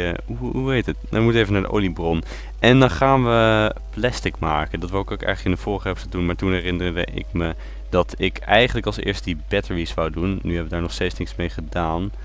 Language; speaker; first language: Dutch; native; Dutch